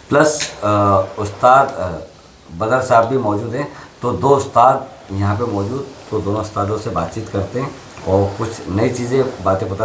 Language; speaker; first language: Hindi; native; Hindi